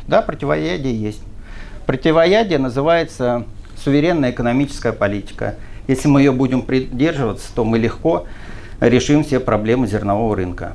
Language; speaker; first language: Russian; native; Russian